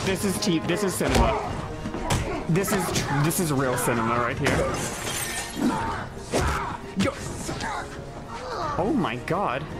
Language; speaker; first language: English; native; English